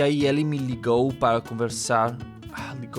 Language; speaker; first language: Portuguese; non-native, learner; English